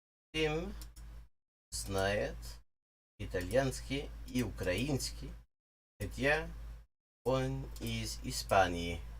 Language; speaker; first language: Russian; non-native, learner; English